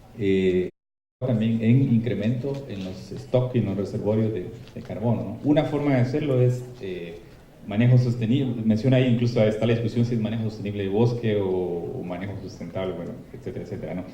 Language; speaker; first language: Spanish; native; Spanish